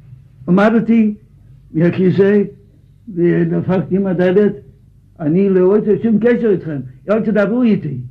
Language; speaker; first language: Hebrew; non-native, fluent; Yiddish